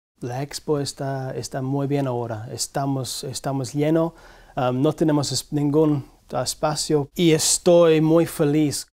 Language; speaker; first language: Spanish; non-native, learner; English